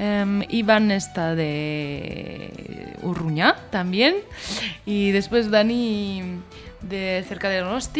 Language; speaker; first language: Spanish; non-native, fluent; French